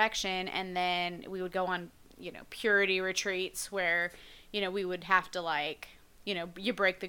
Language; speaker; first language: English; native; English